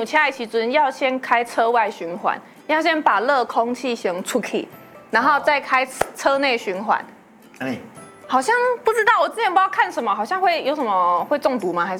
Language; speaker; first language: Chinese; native; Chinese